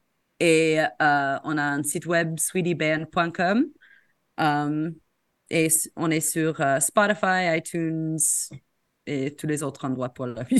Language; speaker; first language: French; non-native, fluent; English